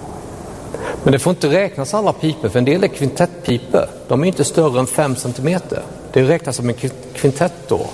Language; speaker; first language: Swedish; native; Swedish